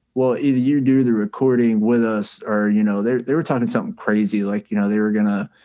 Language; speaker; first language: English; native; English